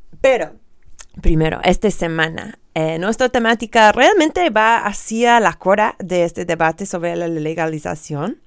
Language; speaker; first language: Spanish; non-native, fluent; English